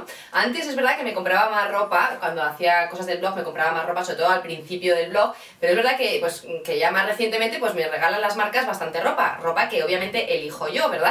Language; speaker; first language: Spanish; native; Spanish